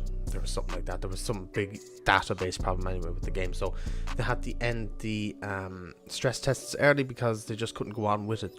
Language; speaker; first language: English; native; English